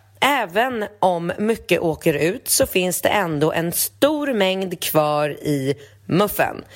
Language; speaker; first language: Swedish; early bilingual, other home language; Polish